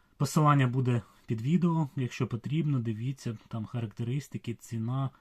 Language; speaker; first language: Ukrainian; non-native, local second language; Russian